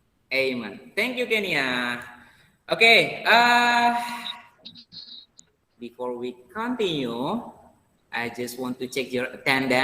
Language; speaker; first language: English; non-native, learner; Indonesian